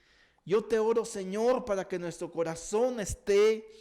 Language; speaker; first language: Spanish; native; Spanish